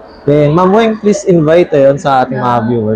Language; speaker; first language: Filipino; native; Filipino